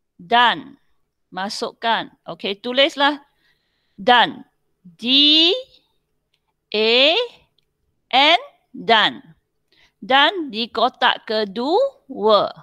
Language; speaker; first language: Malay; non-native, local second language; Chinese